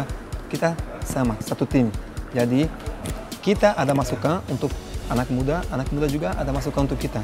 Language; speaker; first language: Indonesian; non-native, fluent; Portuguese